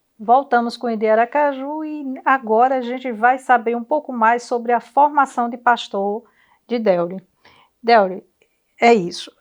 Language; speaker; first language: Portuguese; native; Portuguese